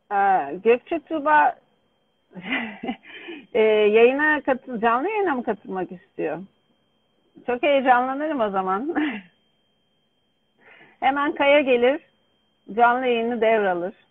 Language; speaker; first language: Turkish; native; Turkish